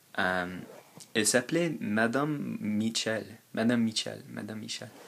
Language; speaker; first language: French; non-native, fluent; English